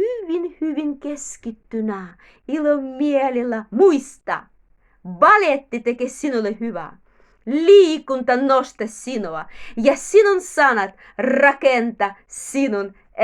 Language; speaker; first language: Finnish; non-native, learner; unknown